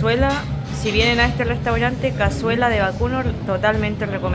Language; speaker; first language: Spanish; native; Spanish